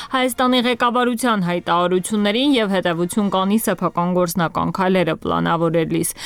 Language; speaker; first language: Armenian; native; Armenian